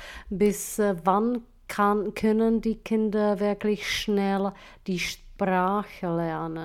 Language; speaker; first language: German; non-native, fluent; Czech